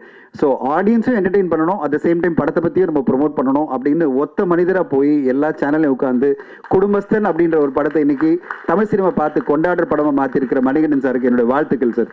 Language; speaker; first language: Tamil; native; Tamil